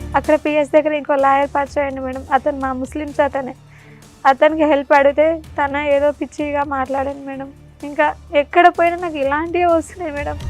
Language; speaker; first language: Telugu; non-native, local second language; Urdu